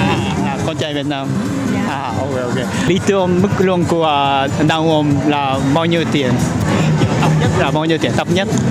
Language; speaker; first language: Vietnamese; non-native, fluent; Japanese